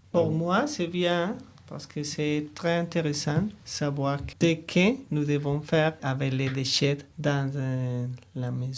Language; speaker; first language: French; non-native, learner; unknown